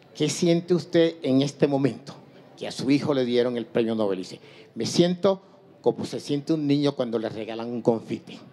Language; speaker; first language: Spanish; native; Spanish